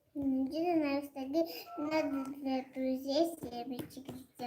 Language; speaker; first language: Russian; non-native, local second language; Tajik